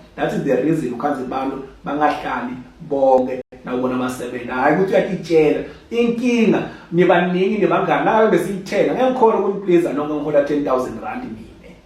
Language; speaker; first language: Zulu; non-native, local second language; Swati